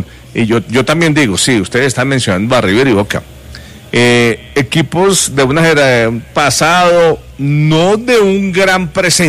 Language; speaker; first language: Spanish; native; Spanish